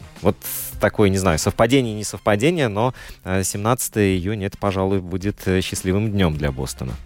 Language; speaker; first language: Russian; native; Russian